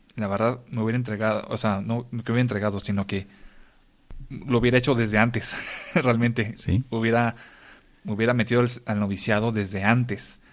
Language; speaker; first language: Spanish; native; Spanish